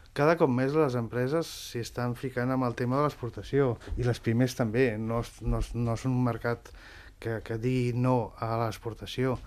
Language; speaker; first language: Catalan; native; Catalan